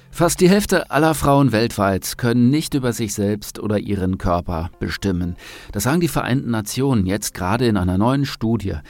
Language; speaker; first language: German; native; German